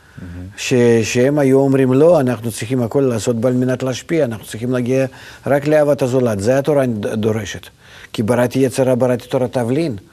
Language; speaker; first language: Hebrew; non-native, fluent; Russian